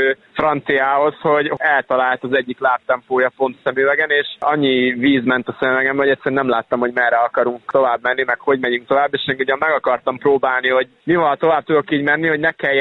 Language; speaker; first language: Hungarian; native; Hungarian